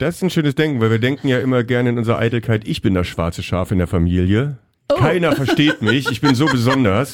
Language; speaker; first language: German; native; German